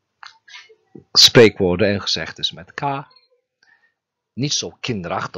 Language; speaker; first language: Dutch; non-native, fluent; Turkish